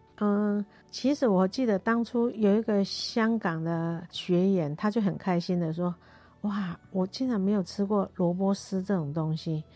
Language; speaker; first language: Chinese; non-native, local second language; Hakka Chinese